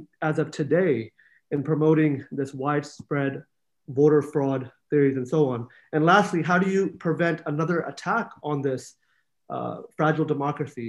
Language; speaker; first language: English; non-native, local second language; Urdu